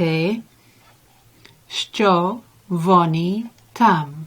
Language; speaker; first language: Ukrainian; non-native, learner; English